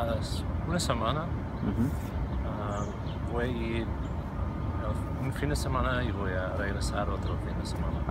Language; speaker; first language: Spanish; non-native, fluent; English